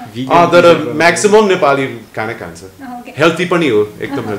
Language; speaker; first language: Nepali; non-native, learner; English